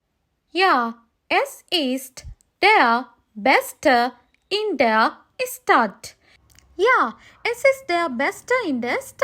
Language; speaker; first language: German; non-native, learner; Sinhala